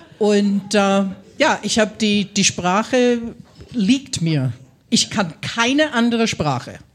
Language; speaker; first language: German; non-native, fluent; English